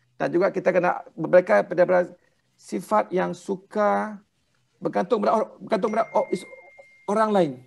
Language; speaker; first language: Malay; non-native, local second language; Thai